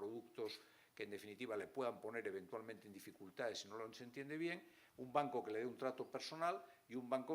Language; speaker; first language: Spanish; native; Spanish